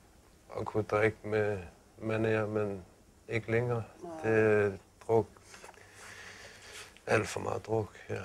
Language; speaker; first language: Danish; non-native, local second language; Kalaallisut